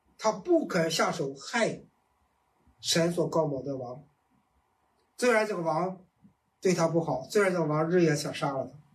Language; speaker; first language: Chinese; native; Chinese